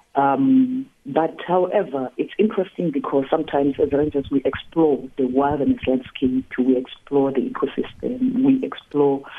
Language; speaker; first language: English; non-native, local second language; Tsonga